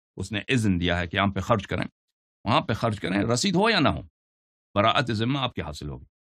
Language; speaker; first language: Urdu; non-native, fluent; Persian